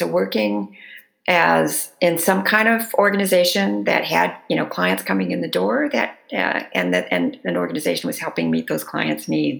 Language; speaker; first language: English; native; English